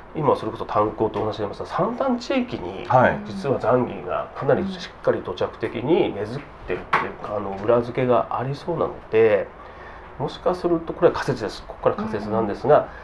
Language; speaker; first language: Japanese; native; Japanese